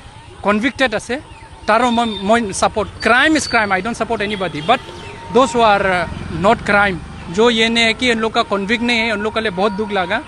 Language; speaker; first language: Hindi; non-native, local second language; Karbi